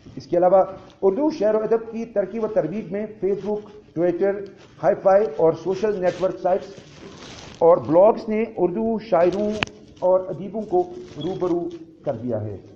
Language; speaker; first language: Urdu; non-native, local second language; Kashmiri